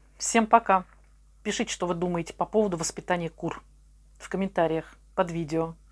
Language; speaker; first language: Russian; native; Russian